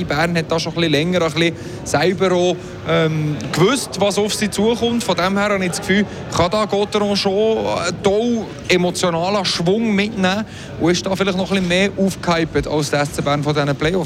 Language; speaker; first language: German; native; German